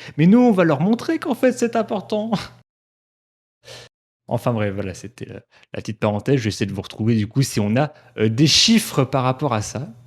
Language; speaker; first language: French; native; French